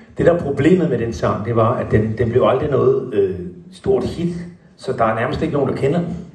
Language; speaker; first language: Danish; native; Danish